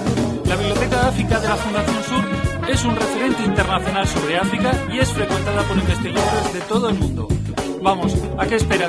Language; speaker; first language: Spanish; native; Spanish